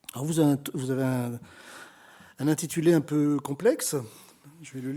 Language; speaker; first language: French; native; French